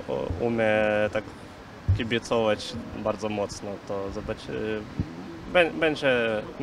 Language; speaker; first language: Polish; non-native, learner; Ukrainian